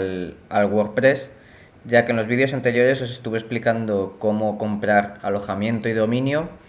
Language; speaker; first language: Spanish; native; Spanish